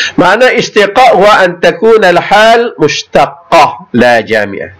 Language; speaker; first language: Arabic; non-native, fluent; Malay